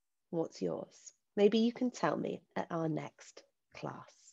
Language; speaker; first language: English; native; English